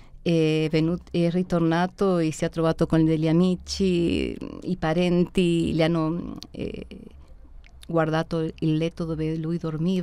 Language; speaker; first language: Italian; early bilingual, heritage; Spanish